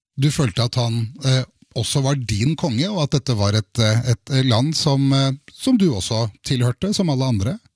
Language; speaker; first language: Norwegian; native; Norwegian